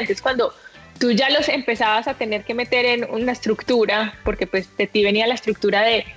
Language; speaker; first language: Spanish; native; Spanish